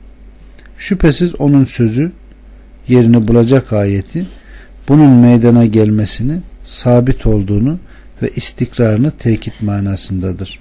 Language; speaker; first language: Turkish; native; Turkish